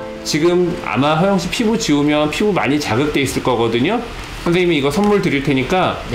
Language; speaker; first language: Korean; native; Korean